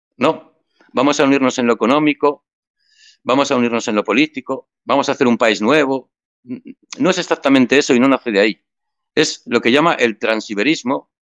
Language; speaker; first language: Spanish; native; Spanish